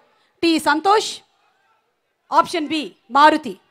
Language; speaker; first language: Telugu; native; Telugu